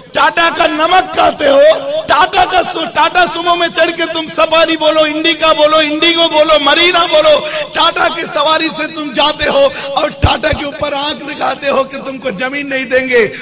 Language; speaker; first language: Hindi; non-native, local second language; Bangla